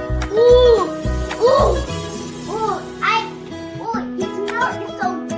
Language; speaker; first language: English; non-native, learner; Indonesian